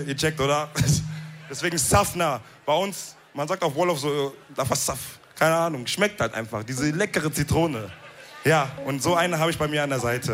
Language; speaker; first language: German; early bilingual, other home language; Wolof